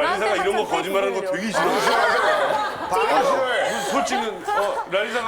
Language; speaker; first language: Korean; native; Korean